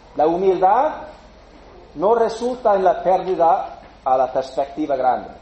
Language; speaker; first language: Spanish; non-native, fluent; English